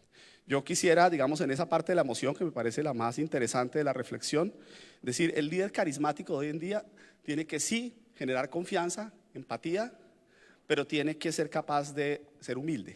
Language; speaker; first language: Spanish; native; Spanish